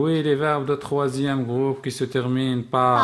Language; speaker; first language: French; non-native, local second language; Arabic